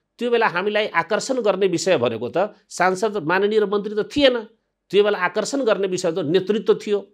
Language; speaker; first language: Nepali; non-native, local second language; Maithili